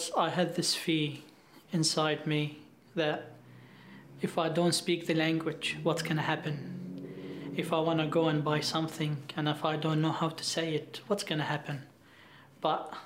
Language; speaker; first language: English; non-native, fluent; Arabic